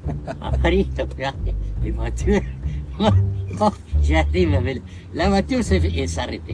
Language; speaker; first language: French; non-native, learner; Italian